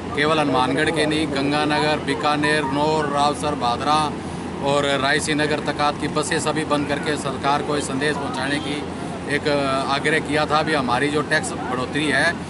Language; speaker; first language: Hindi; native; Hindi